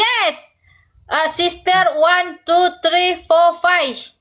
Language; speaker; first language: English; non-native, learner; Indonesian